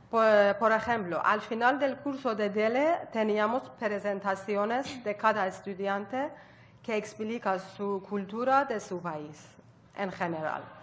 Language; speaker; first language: Spanish; non-native, learner; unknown